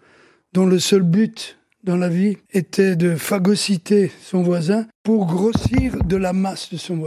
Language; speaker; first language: French; early bilingual, other home language; Italian